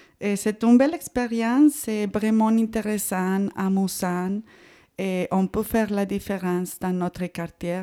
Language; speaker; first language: French; non-native, fluent; Spanish